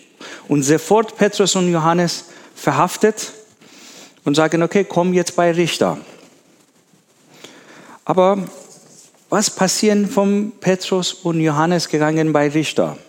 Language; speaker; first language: German; non-native, learner; Persian